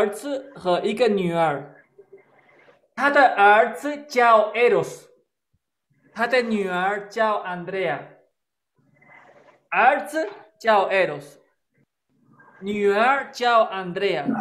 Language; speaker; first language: Chinese; non-native, fluent; Spanish